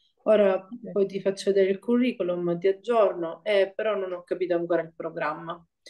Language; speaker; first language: Italian; native; Italian